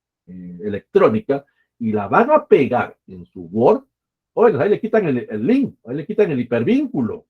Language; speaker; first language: Spanish; native; Spanish